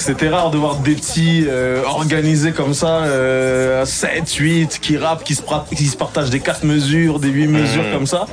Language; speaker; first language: French; native; French